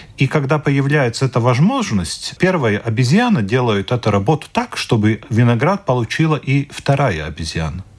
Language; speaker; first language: Russian; non-native, local second language; Latvian